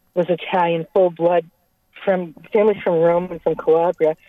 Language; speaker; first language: English; native; English